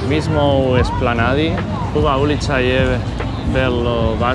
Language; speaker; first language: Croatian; non-native, learner; Spanish